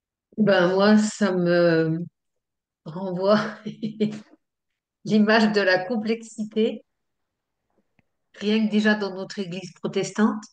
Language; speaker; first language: French; native; French